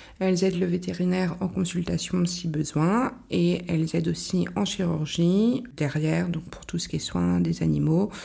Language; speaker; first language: French; native; French